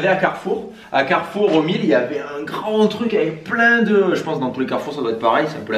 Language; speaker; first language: French; native; French